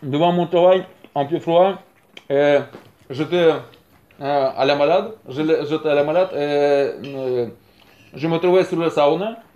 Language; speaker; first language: French; non-native, learner; Russian